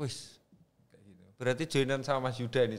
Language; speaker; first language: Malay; non-native, local second language; Javanese